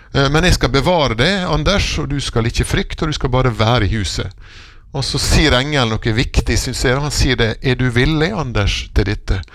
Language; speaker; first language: Norwegian; native; Norwegian